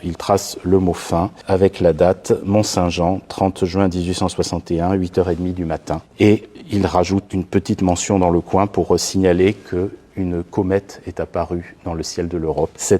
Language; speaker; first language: French; native; French